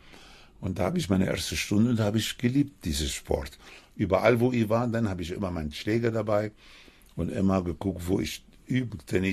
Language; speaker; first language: German; non-native, fluent; Spanish